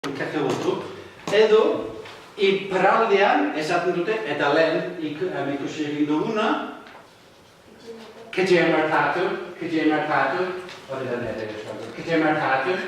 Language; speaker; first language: Basque; non-native, learner; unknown